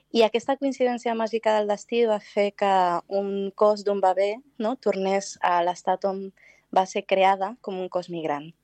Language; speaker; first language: Catalan; early bilingual, other home language; Arabic